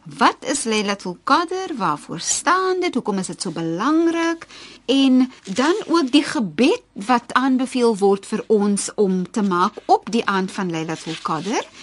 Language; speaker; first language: Afrikaans; native; Afrikaans